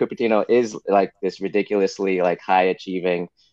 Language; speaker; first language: English; native; English